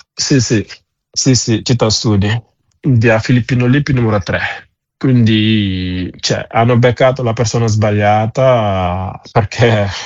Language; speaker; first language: Italian; non-native, fluent; Wolof